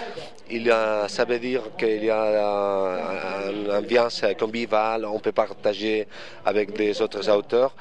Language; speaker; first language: French; non-native, fluent; Spanish